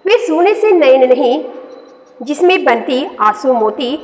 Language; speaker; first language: Hindi; non-native, local second language; Kannada